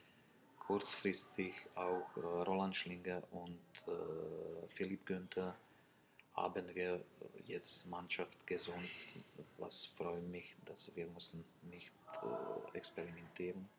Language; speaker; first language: German; non-native, learner; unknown